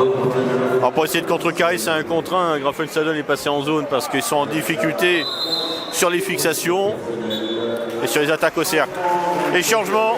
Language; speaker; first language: French; native; French